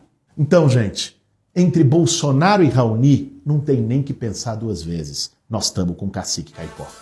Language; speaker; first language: Portuguese; native; Portuguese